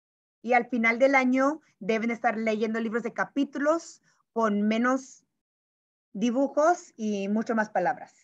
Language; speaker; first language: Spanish; early bilingual, heritage; Spanish